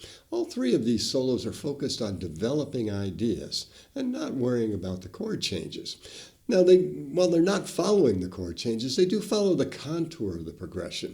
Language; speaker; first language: English; native; English